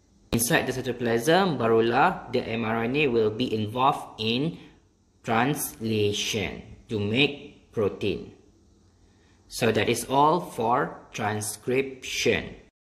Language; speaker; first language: English; non-native, local second language; Malay